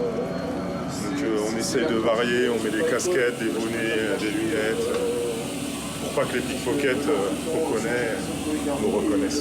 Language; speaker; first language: French; native; French